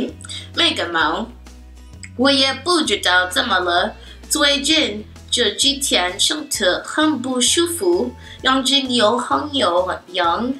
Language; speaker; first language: Chinese; non-native, learner; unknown